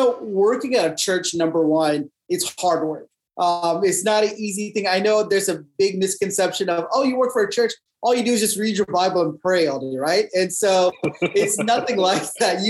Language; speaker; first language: English; native; English